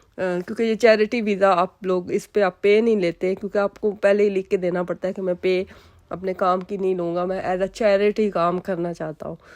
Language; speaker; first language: Urdu; native; Urdu